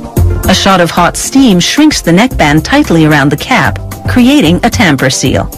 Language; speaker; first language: English; native; English